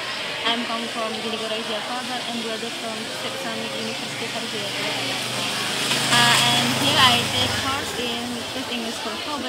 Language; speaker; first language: English; non-native, learner; Indonesian